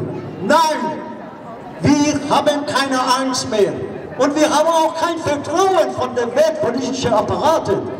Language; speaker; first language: German; non-native, fluent; Persian